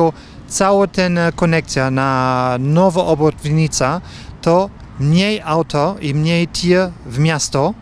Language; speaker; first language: Polish; non-native, learner; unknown